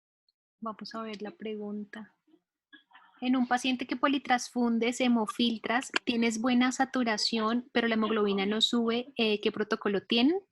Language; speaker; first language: Spanish; native; Spanish